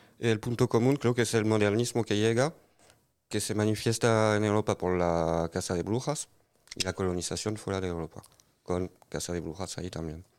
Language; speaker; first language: Spanish; non-native, fluent; French